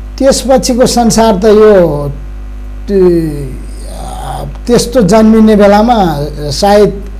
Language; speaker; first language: Nepali; non-native, local second language; Eastern Tamang